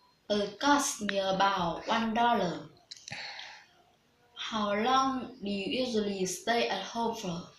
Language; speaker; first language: English; non-native, learner; Vietnamese